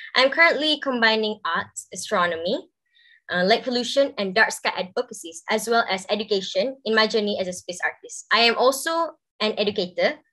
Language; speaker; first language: English; non-native, local second language; Malay